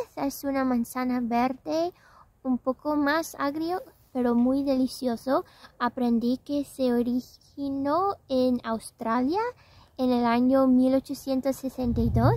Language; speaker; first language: Spanish; non-native, fluent; English